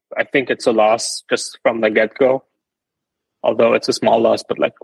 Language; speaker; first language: English; non-native, fluent; Arabic